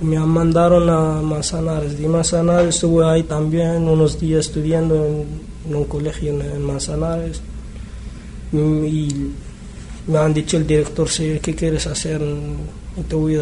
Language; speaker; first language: Spanish; non-native, learner; Arabic